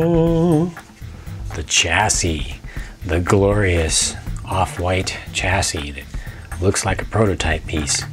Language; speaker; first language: English; native; English